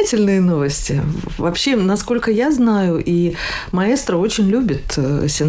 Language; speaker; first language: Russian; native; Russian